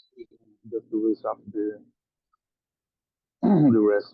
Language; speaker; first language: English; non-native, learner; Italian